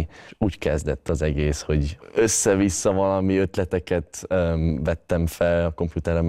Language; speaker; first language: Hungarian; early bilingual, other home language; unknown